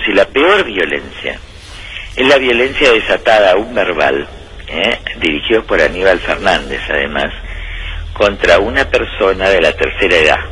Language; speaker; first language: Spanish; native; Spanish